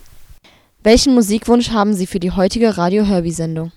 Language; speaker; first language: German; native; German